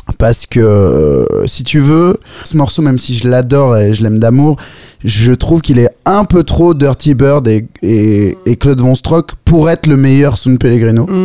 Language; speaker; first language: French; native; French